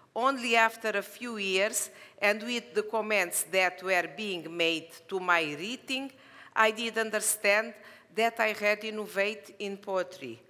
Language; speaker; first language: English; non-native, learner; Portuguese